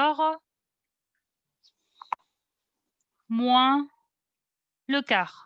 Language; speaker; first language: French; non-native, fluent; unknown